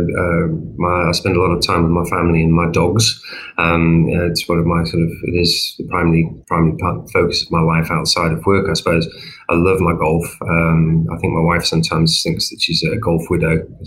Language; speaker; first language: English; native; English